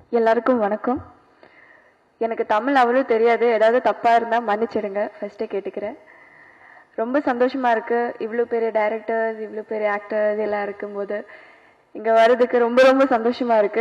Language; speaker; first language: Tamil; non-native, fluent; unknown